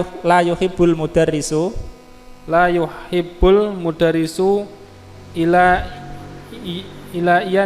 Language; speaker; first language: Arabic; non-native, learner; Indonesian